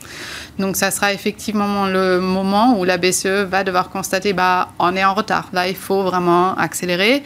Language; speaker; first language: French; native; French